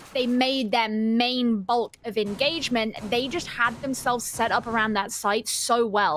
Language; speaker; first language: English; native; English